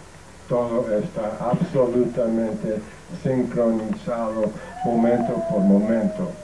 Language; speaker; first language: Spanish; non-native, fluent; English